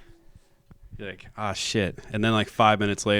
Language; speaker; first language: English; native; English